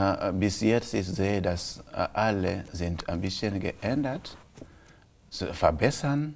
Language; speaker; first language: German; non-native, local second language; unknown